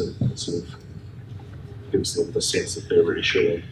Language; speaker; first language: English; native; English